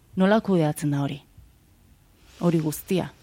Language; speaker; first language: Basque; native; Basque